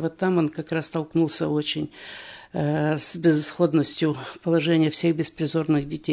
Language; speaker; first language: Russian; native; Russian